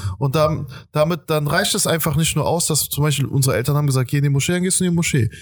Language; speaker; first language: German; early bilingual, other home language; Persian